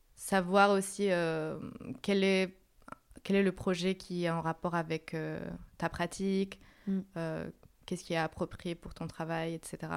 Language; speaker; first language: French; non-native, fluent; Spanish